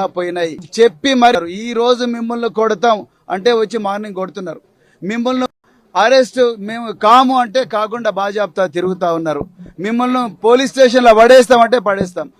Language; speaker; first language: Telugu; native; Telugu